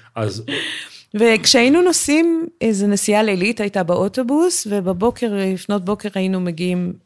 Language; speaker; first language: Hebrew; early bilingual, other home language; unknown